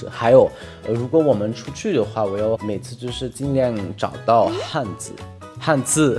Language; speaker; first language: Chinese; non-native, fluent; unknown